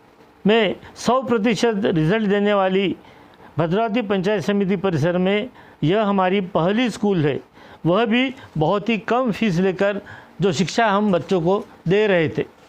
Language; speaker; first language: Hindi; non-native, local second language; Marathi